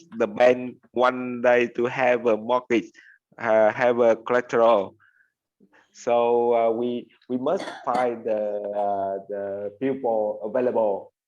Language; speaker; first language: English; non-native, learner; Vietnamese